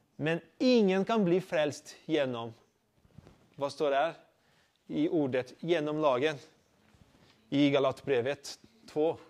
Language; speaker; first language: Swedish; non-native, fluent; Portuguese